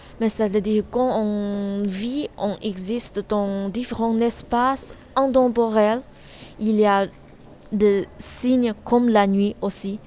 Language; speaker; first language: French; non-native, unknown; Chinese